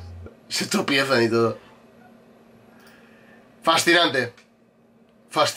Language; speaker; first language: Spanish; native; Spanish